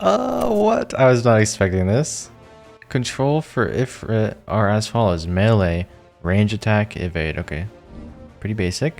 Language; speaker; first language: English; native; English